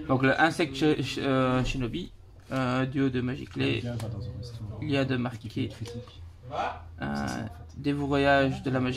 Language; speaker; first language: French; native; French